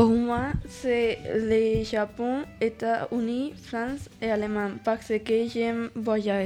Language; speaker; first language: French; non-native, learner; Spanish